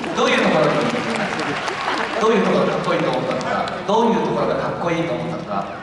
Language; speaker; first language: Japanese; native; Japanese